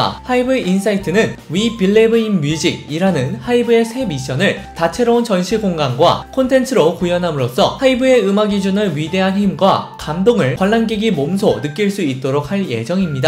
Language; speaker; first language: Korean; native; Korean